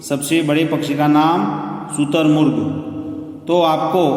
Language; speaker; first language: Hindi; non-native, local second language; Gujarati